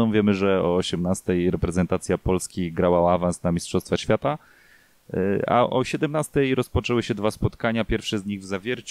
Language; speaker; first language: Polish; native; Polish